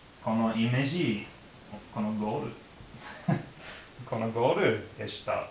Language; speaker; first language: Japanese; non-native, learner; English